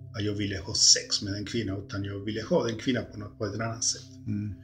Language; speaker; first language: Swedish; early bilingual, other home language; Spanish